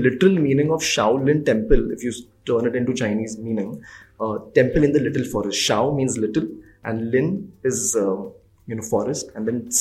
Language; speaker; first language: English; non-native, local second language; Hindi